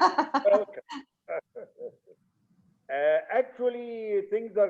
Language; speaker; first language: English; non-native, fluent; Arabic